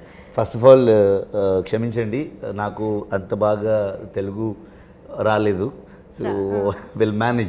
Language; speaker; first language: Telugu; non-native, learner; Kannada